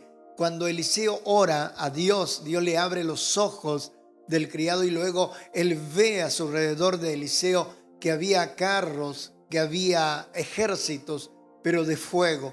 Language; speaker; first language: Spanish; native; Spanish